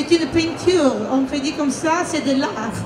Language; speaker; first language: French; non-native, fluent; Italian